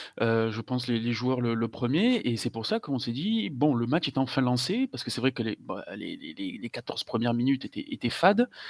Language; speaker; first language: French; native; French